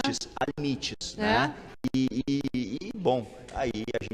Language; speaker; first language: Portuguese; native; Portuguese